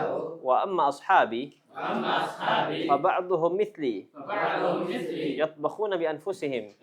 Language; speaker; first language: Arabic; non-native, fluent; Indonesian